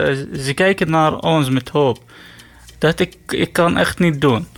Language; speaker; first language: Dutch; non-native, learner; Arabic